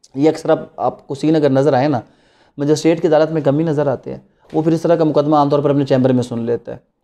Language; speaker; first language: Urdu; non-native, local second language; Punjabi